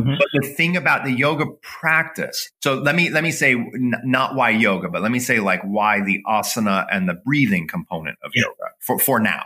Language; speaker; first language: English; native; English